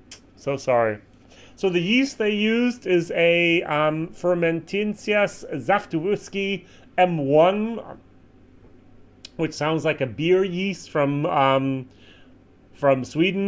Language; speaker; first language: English; native; English